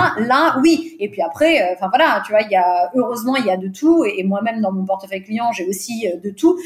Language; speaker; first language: French; early bilingual, other home language; Portuguese